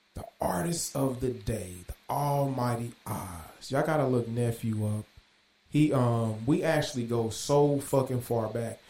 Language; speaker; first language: English; native; English